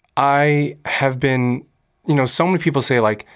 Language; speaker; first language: English; native; English